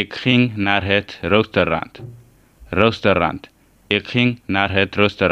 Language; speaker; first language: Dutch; non-native, learner; Tigrinya